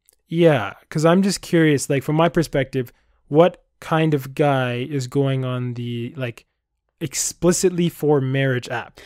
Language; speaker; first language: English; native; English